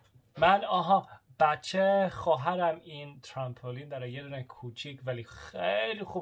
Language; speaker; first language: Persian; early bilingual, heritage; Persian